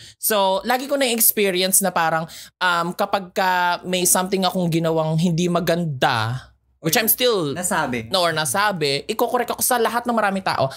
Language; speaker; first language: Filipino; native; Filipino